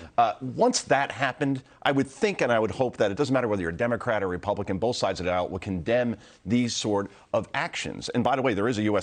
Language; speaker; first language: English; native; English